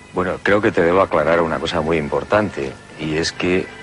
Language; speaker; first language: Spanish; native; Spanish